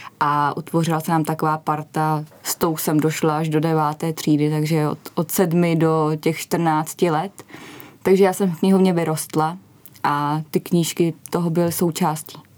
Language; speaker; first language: Czech; native; Czech